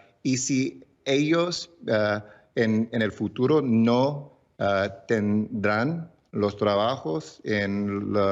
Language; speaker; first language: Spanish; early bilingual, heritage; English